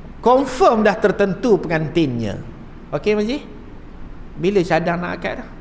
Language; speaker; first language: Malay; native; Malay